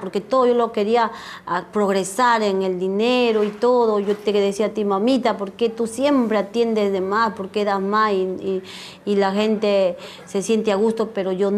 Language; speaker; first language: Spanish; native; Spanish